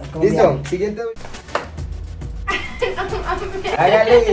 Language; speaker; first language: Spanish; native; Spanish